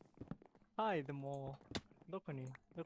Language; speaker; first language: Japanese; non-native, learner; English